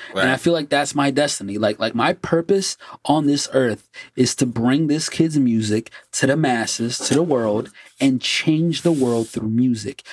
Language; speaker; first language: English; non-native, fluent; Portuguese